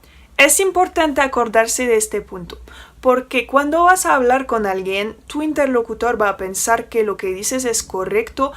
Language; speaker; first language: Spanish; non-native, fluent; French